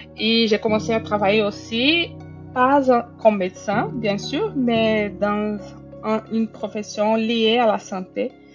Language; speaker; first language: French; non-native, fluent; Portuguese